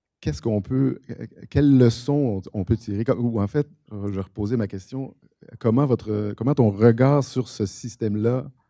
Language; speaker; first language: French; native; French